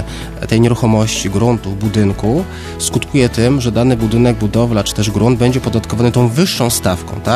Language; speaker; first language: Polish; native; Polish